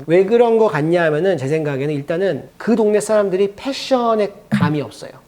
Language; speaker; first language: Korean; native; Korean